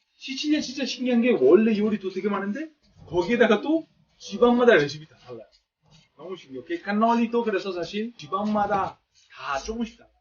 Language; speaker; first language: Korean; non-native, fluent; Italian